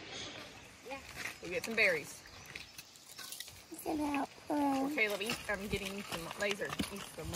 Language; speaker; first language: English; native; English